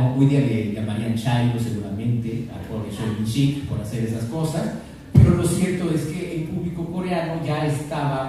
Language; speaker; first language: Spanish; native; Spanish